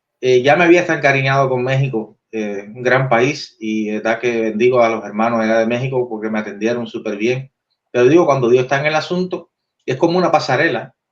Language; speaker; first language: Spanish; native; Spanish